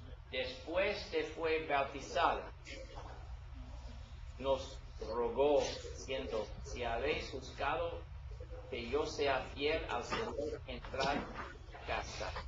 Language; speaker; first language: Spanish; non-native, learner; English